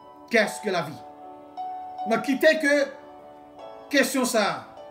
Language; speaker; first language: French; native; French